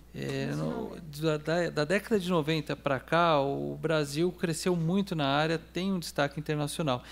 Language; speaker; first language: Portuguese; native; Portuguese